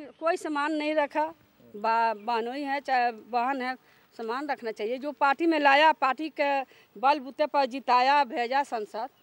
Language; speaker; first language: Hindi; native; Hindi